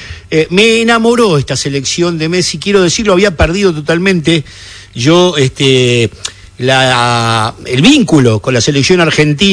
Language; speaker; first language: Spanish; native; Spanish